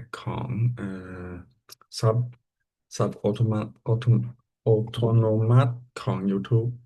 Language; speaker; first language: Thai; non-native, learner; English